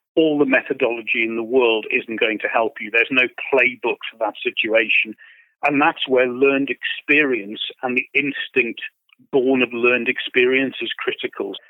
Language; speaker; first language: English; native; English